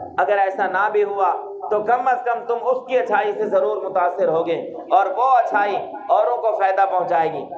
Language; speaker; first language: Urdu; non-native, local second language; Punjabi